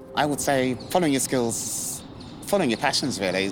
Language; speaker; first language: English; native; English